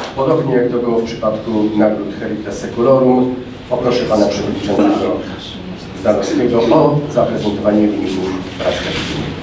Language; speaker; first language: Polish; native; Polish